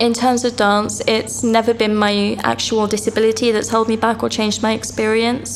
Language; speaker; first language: English; native; English